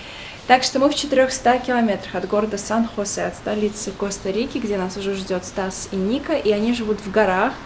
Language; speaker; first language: Russian; native; Russian